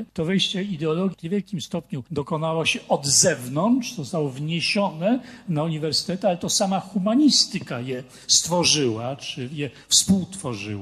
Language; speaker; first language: Polish; native; Polish